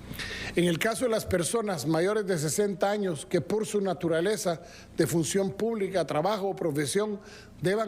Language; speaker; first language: Spanish; native; Spanish